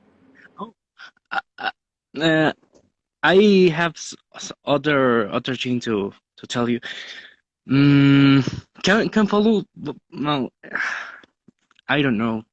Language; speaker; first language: English; non-native, learner; Spanish